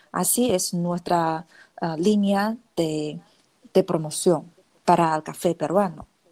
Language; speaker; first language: Spanish; non-native, fluent; Chinese